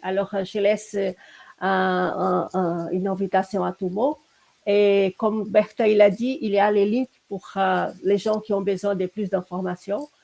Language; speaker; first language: French; non-native, fluent; Portuguese